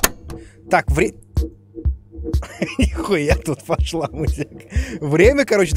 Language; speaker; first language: Russian; native; Russian